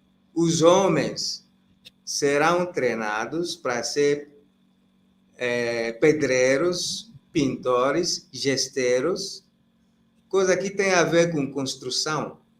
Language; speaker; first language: Portuguese; non-native, fluent; Igbo